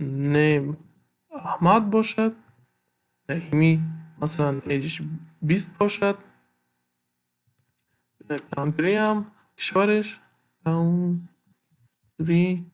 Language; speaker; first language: Persian; native; Persian